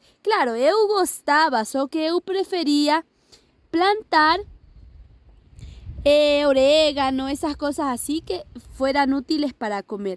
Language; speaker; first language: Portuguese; non-native, learner; Spanish